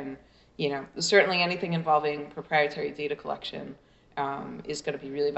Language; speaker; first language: English; native; English